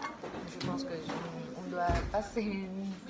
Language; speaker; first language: French; non-native, learner; Vietnamese